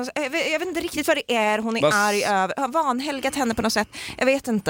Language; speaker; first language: Swedish; native; Swedish